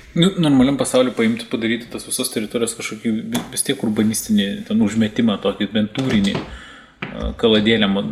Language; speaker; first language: Lithuanian; native; Lithuanian